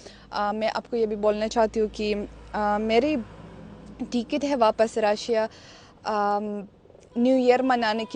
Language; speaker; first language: Hindi; non-native, fluent; Russian